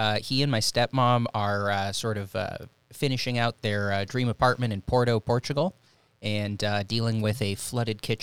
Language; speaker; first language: English; native; English